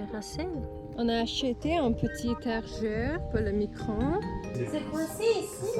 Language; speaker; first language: French; non-native, learner; English